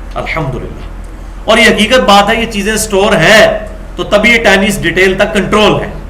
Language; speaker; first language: Urdu; non-native, local second language; Punjabi